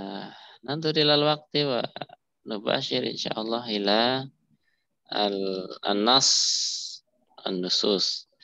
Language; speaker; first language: Arabic; non-native, fluent; Indonesian